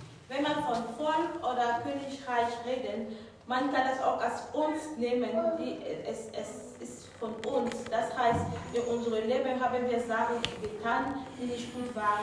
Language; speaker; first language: German; non-native, fluent; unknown